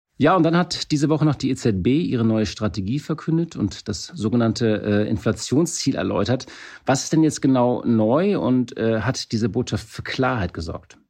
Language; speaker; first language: German; native; German